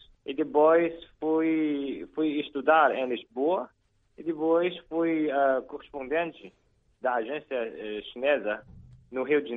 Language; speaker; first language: Portuguese; non-native, fluent; Chinese